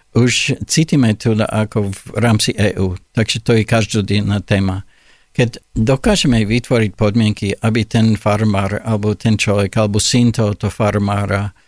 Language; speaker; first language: Slovak; non-native, fluent; English